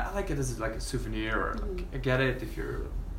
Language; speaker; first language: English; non-native, fluent; Dutch